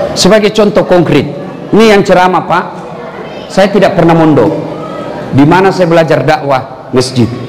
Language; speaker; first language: Indonesian; non-native, local second language; Buginese